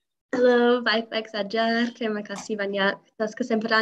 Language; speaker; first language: Indonesian; non-native, fluent; English